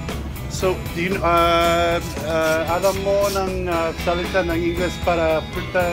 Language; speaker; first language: Filipino; non-native, learner; English